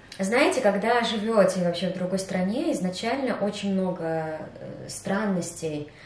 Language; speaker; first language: Russian; native; Russian